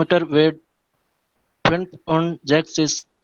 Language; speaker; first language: German; non-native, learner; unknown